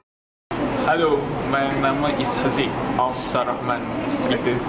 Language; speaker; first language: German; non-native, learner; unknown